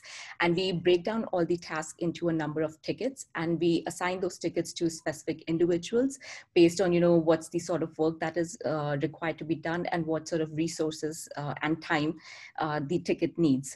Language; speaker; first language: English; non-native, local second language; Hindi